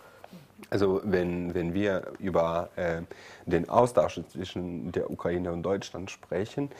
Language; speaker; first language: German; non-native, fluent; Ukrainian